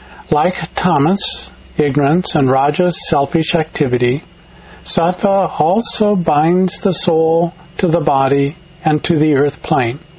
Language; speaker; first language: English; native; English